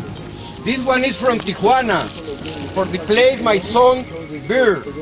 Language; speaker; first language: English; non-native, learner; Spanish